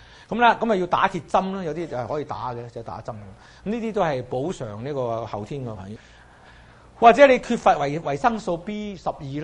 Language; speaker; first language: Chinese; native; Chinese